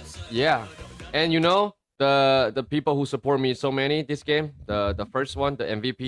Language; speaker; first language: English; non-native, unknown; Chinese